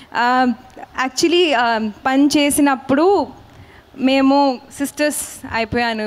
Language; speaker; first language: Telugu; non-native, learner; Hindi